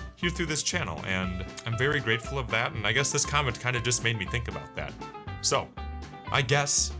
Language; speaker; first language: English; native; English